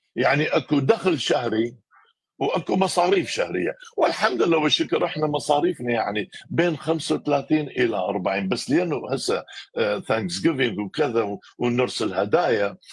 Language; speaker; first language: Arabic; native; Arabic